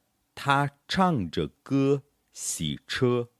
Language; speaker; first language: Chinese; non-native, fluent; Portuguese